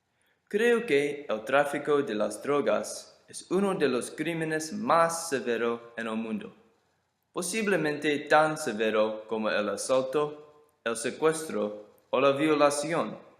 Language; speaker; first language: Spanish; non-native, learner; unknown